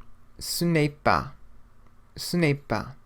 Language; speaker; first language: French; non-native, fluent; English